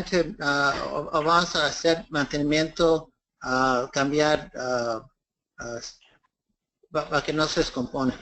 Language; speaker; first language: Spanish; early bilingual, heritage; English